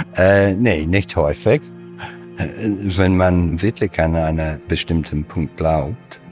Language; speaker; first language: German; non-native, fluent; English